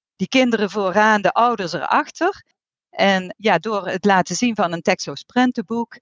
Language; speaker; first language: Dutch; native; Dutch